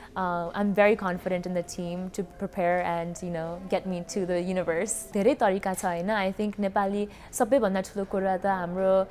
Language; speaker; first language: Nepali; early bilingual, heritage; Nepali